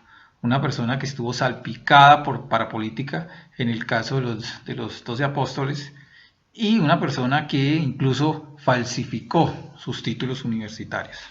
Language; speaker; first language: Spanish; native; Spanish